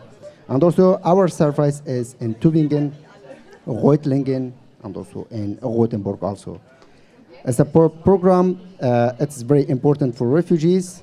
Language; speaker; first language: English; non-native, learner; Persian